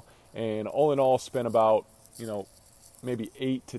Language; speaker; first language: English; native; English